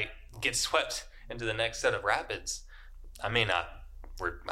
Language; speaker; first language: English; native; English